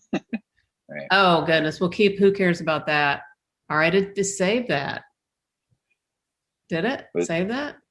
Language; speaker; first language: English; native; English